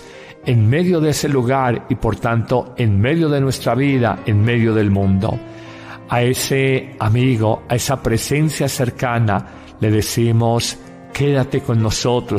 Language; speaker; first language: Spanish; native; Spanish